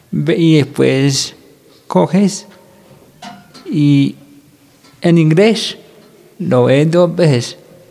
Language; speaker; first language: Spanish; non-native, local second language; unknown